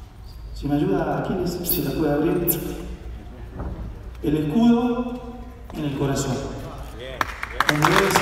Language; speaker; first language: Spanish; native; Spanish